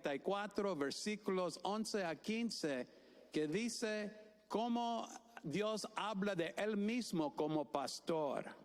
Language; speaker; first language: Spanish; non-native, fluent; English